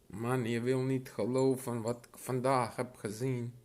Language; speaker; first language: Dutch; non-native, local second language; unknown